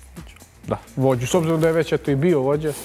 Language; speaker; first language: Serbian; native; Serbian